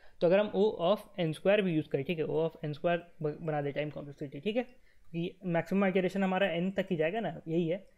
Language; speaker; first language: Hindi; native; Hindi